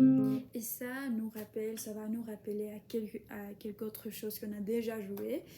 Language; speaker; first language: French; non-native, fluent; Spanish